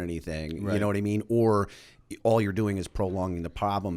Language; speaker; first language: English; native; English